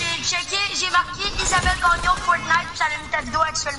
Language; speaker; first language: French; native; French